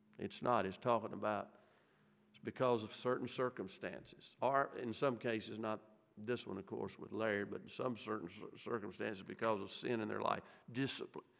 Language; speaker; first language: English; native; English